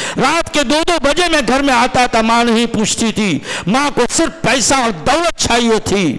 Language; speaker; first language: Urdu; non-native, local second language; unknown